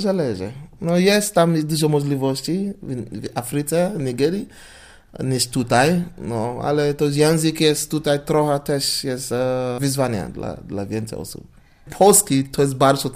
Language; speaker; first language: Polish; non-native, learner; English